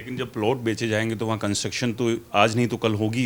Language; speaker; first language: Hindi; native; Hindi